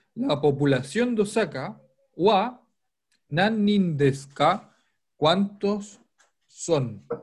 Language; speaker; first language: Spanish; native; Spanish